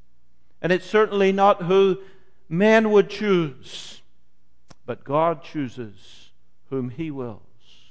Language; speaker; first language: English; native; English